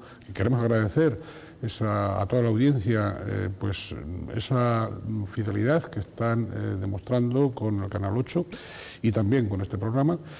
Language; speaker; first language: Spanish; native; Spanish